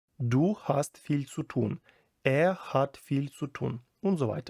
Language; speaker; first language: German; non-native, fluent; Ukrainian